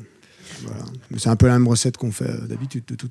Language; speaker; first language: French; native; French